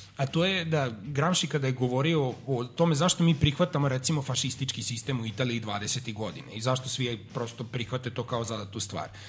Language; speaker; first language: Serbian; native; Serbian